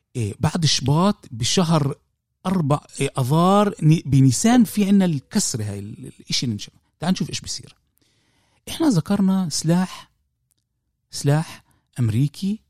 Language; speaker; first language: Arabic; native; Arabic